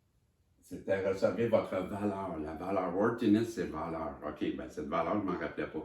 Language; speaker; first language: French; native; French